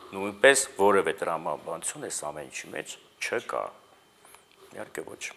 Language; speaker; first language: Armenian; native; Armenian